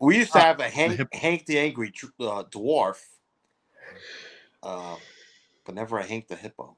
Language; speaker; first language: English; native; English